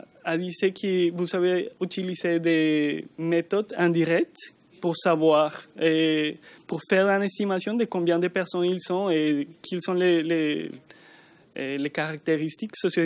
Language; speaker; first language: French; non-native, learner; Spanish